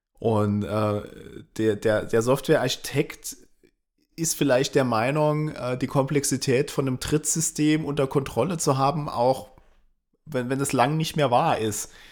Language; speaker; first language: German; native; German